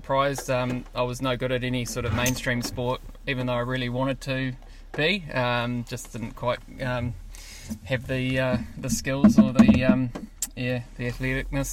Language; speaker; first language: English; native; English